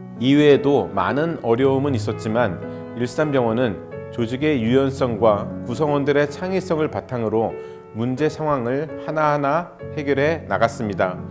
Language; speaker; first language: Korean; native; Korean